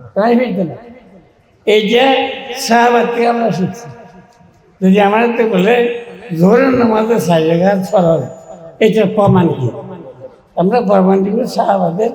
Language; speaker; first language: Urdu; non-native, fluent; Bangla